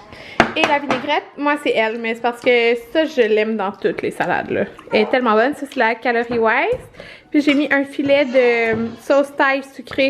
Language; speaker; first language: French; native; French